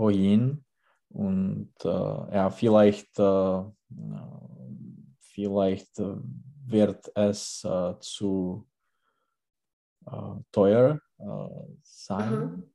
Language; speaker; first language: German; non-native, learner; Czech